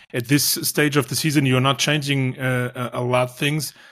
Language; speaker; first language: English; non-native, fluent; German